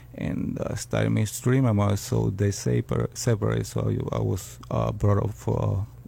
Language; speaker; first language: English; early bilingual, other home language; Spanish